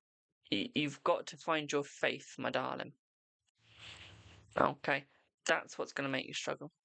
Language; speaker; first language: English; native; English